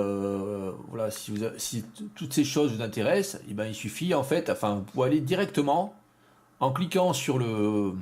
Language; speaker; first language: French; native; French